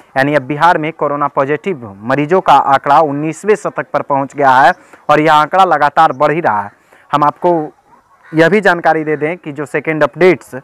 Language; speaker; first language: Hindi; native; Hindi